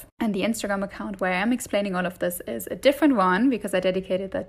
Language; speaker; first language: English; non-native, fluent; German